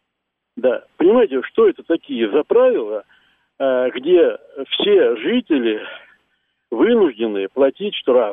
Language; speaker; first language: Russian; native; Russian